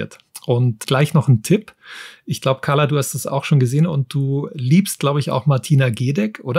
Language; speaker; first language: German; native; German